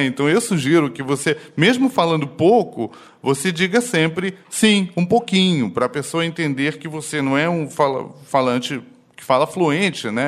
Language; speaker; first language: Portuguese; non-native, fluent; Russian